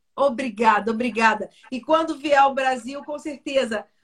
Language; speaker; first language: Spanish; native; Spanish